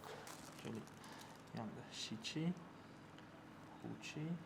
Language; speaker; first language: Chinese; non-native, learner; English